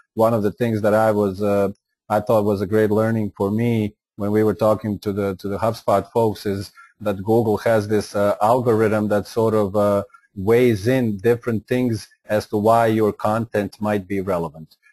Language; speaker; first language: English; non-native, fluent; Croatian